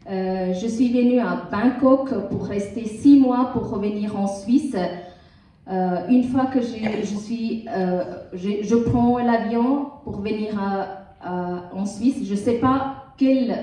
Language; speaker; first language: French; non-native, learner; Tamil